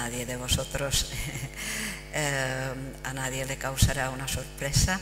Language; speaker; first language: Spanish; non-native, fluent; Czech